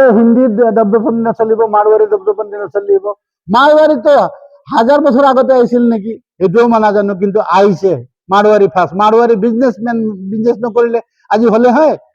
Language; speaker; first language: Assamese; native; Assamese